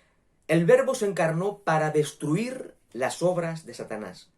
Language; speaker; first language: Spanish; native; Spanish